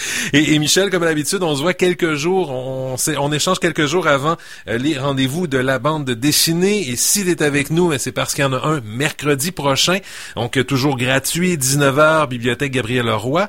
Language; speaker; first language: French; native; French